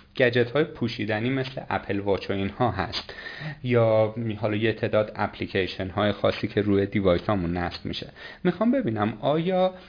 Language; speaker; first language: Persian; native; Persian